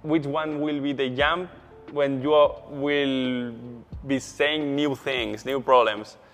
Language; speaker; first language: English; non-native, learner; Spanish